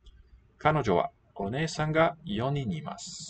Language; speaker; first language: Japanese; non-native, learner; English